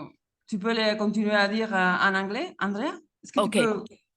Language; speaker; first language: French; non-native, fluent; Spanish